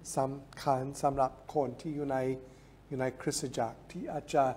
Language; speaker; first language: Thai; non-native, fluent; English